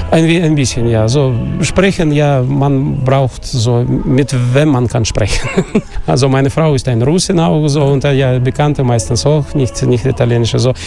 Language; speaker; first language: German; non-native, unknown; Russian